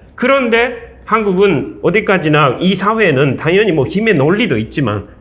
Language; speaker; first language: Korean; non-native, fluent; Japanese